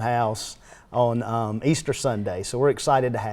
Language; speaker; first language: English; native; English